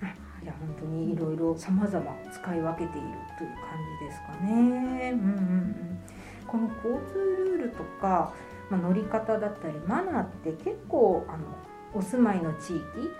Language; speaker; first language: Japanese; native; Japanese